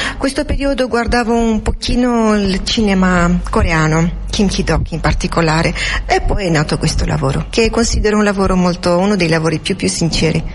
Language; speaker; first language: Italian; non-native, fluent; Armenian